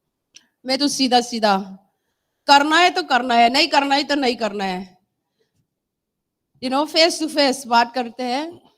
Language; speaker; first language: Hindi; non-native, local second language; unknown